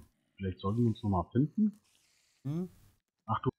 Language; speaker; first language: German; native; German